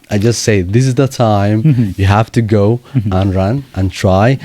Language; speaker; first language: English; non-native, fluent; Somali